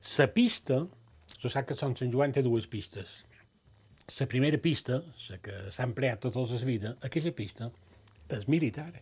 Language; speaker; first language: Catalan; native; Catalan